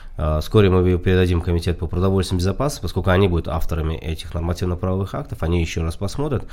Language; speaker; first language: Russian; non-native, local second language; Tajik